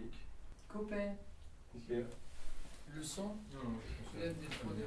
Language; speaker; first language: French; non-native, learner; Kurdish